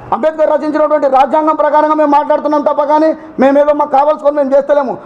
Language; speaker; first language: Telugu; native; Telugu